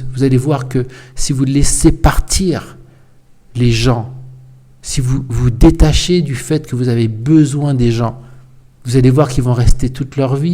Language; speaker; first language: French; native; French